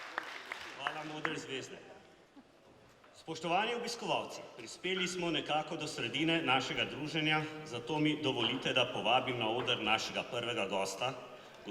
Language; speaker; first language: Slovenian; native; Slovenian